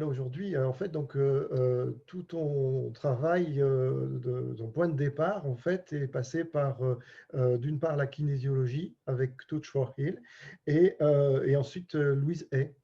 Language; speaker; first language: French; native; French